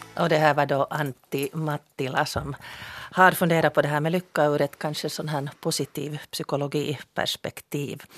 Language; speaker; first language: Swedish; native; Swedish